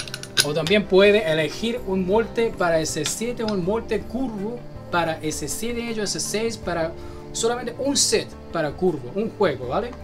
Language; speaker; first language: Spanish; non-native, learner; Chinese